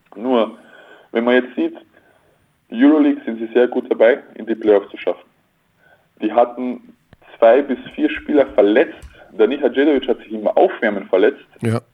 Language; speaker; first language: German; native; German